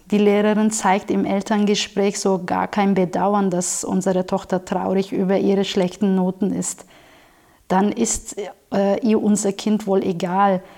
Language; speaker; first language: German; non-native, fluent; Turkish